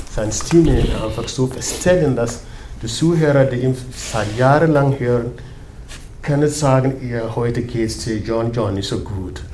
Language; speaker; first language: German; non-native, fluent; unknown